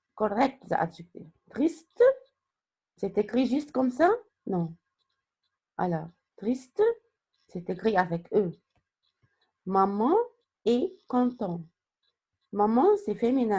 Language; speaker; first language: French; non-native, fluent; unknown